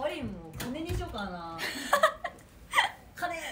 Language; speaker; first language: Japanese; native; Japanese